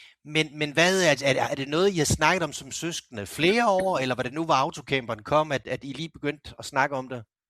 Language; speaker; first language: Danish; native; Danish